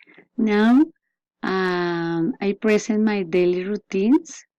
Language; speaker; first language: English; non-native, learner; Spanish